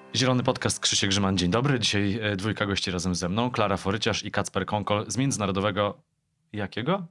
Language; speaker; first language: Polish; native; Polish